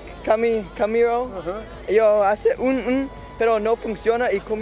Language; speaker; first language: Spanish; non-native, learner; English